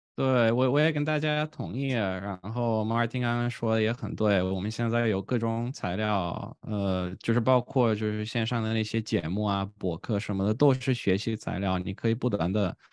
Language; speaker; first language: Chinese; non-native, fluent; Bulgarian